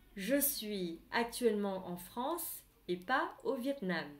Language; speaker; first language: French; non-native, fluent; Vietnamese